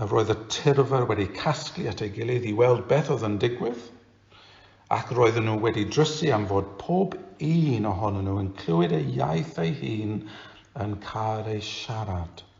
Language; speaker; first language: Welsh; non-native, fluent; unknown